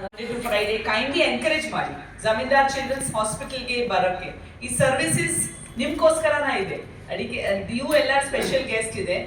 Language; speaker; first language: Kannada; non-native, learner; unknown